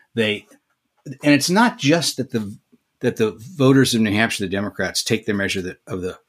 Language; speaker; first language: English; native; English